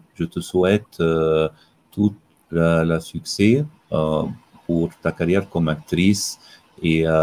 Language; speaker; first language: French; non-native, fluent; Arabic